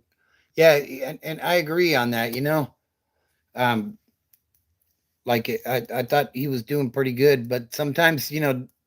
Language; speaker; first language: English; native; English